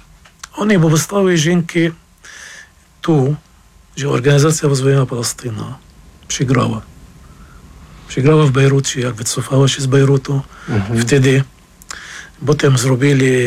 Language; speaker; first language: Polish; non-native, fluent; Arabic